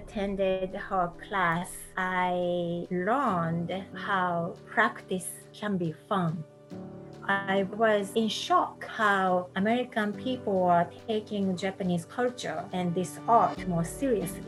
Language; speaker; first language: English; non-native, fluent; Japanese